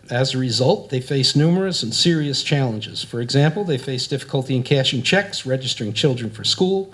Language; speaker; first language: English; native; English